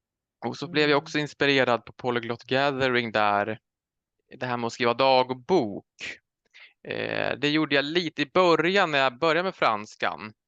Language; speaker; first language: Swedish; native; Swedish